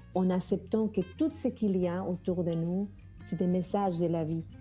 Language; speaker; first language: French; non-native, fluent; Spanish